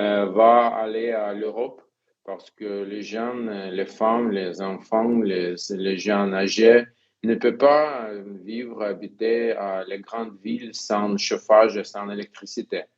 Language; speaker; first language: French; non-native, fluent; Ukrainian